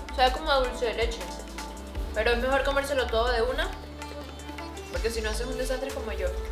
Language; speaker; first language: Spanish; native; Spanish